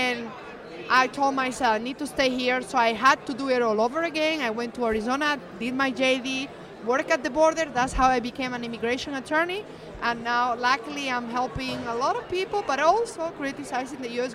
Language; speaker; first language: English; non-native, fluent; Spanish